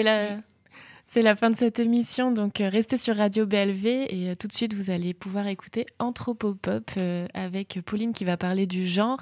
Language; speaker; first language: French; native; French